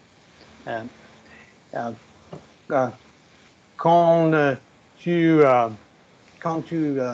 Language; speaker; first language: French; non-native, learner; English